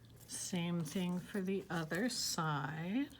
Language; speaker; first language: English; native; English